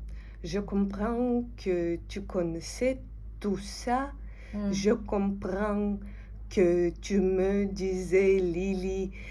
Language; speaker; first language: French; non-native, fluent; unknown